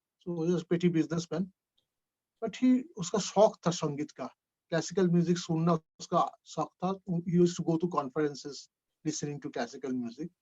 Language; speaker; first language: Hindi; non-native, local second language; Bangla